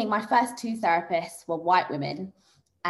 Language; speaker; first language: English; early bilingual, other home language; Swahili